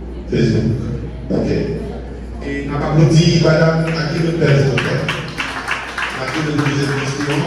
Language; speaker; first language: French; non-native, local second language; Haitian Creole